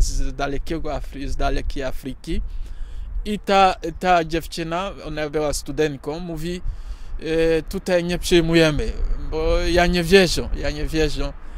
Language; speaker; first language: Polish; non-native, fluent; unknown